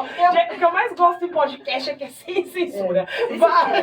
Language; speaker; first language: Portuguese; native; Portuguese